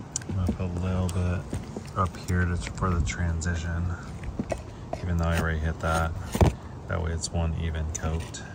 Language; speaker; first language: English; native; English